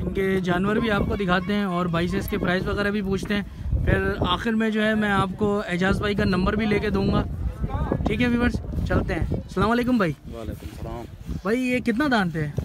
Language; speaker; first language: Urdu; native; Urdu